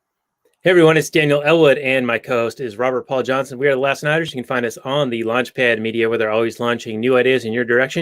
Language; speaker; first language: English; native; English